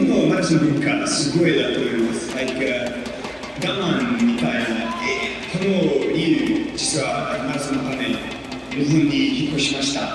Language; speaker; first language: Japanese; non-native, learner; English